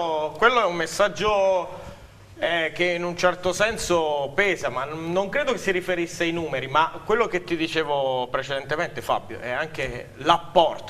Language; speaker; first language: Italian; native; Italian